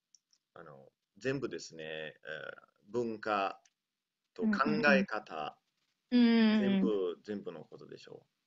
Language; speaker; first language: Japanese; non-native, learner; Italian